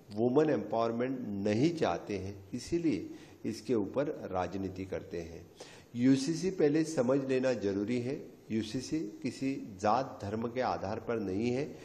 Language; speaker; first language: Hindi; non-native, local second language; Konkani